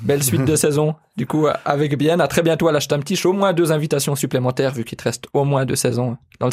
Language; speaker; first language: French; native; French